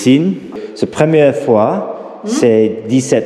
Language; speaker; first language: French; non-native, learner; English